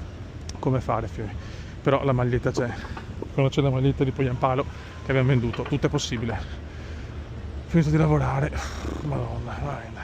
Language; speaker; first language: Italian; native; Italian